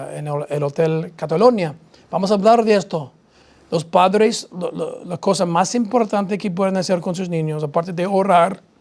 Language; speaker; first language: Spanish; non-native, fluent; English